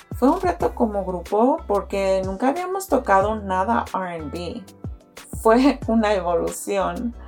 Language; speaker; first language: Spanish; early bilingual, heritage; Spanish